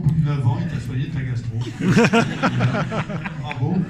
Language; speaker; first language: French; native; French